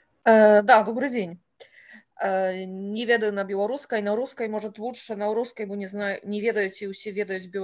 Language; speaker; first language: Russian; non-native, fluent; Polish